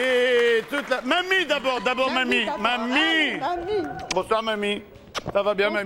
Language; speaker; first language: French; native; French